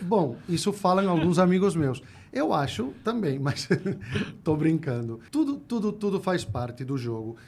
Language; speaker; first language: Portuguese; non-native, fluent; Spanish